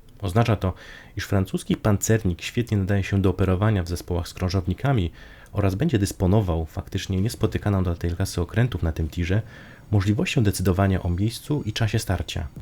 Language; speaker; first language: Polish; native; Polish